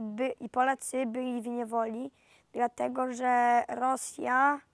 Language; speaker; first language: Polish; early bilingual, heritage; Polish